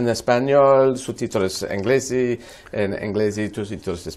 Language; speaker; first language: Spanish; non-native, learner; English